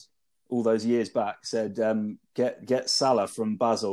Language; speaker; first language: English; native; English